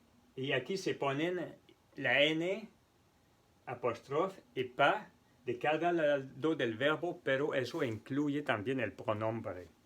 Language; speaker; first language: Spanish; non-native, fluent; French